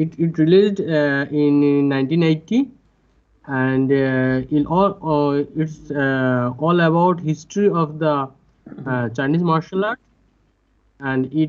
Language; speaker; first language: English; non-native, learner; Bangla